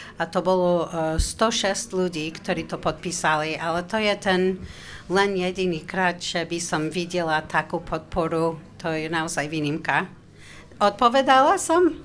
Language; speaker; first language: Slovak; non-native, fluent; English